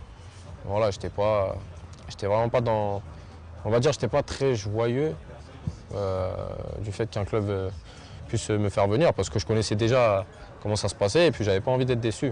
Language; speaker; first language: French; native; French